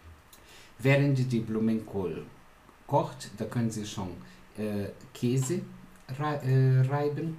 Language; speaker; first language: German; non-native, fluent; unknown